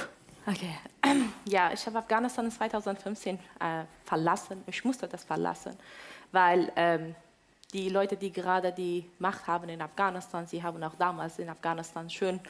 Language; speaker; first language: German; non-native, fluent; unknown